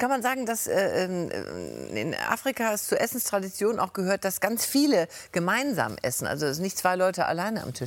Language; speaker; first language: German; native; German